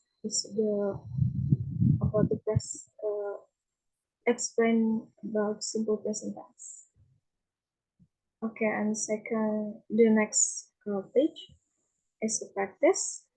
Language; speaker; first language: English; non-native, learner; Indonesian